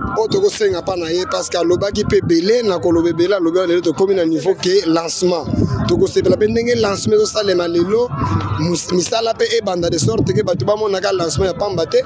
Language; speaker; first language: Lingala; non-native, local second language; Kongo